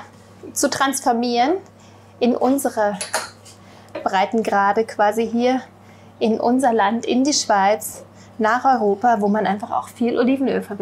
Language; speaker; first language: German; native; German